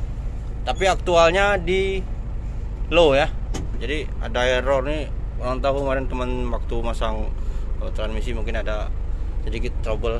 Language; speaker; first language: Indonesian; native; Indonesian